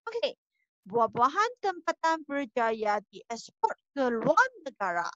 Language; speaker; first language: Malay; non-native, local second language; Chinese